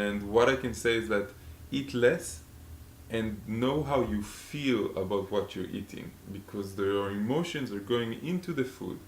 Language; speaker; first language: English; non-native, fluent; Hebrew